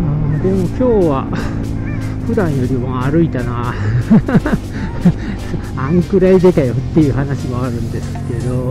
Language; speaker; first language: Japanese; native; Japanese